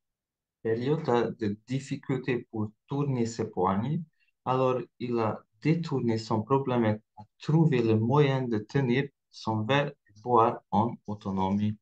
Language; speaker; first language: French; non-native, fluent; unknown